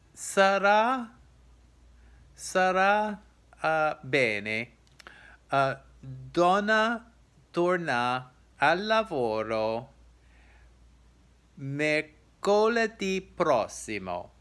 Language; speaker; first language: Italian; non-native, learner; English